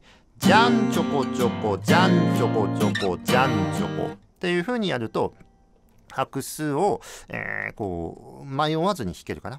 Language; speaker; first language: Japanese; native; Japanese